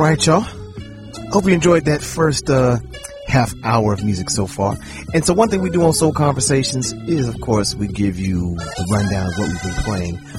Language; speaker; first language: English; native; English